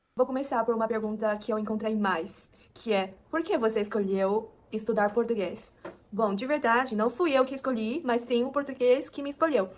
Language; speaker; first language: Portuguese; non-native, fluent; Chinese